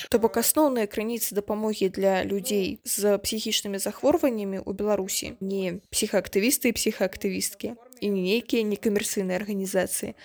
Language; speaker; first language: Belarusian; non-native, local second language; Russian